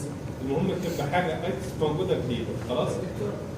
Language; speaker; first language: Arabic; native; Arabic